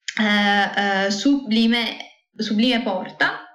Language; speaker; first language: English; non-native, learner; Italian